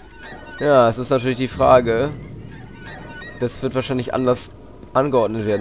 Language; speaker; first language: German; native; German